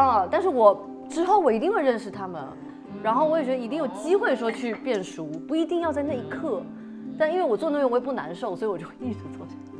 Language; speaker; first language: Chinese; native; Chinese